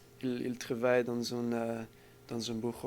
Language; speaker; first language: French; non-native, learner; English